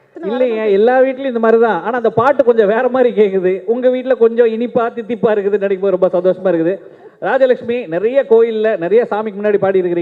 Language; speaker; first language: Tamil; native; Tamil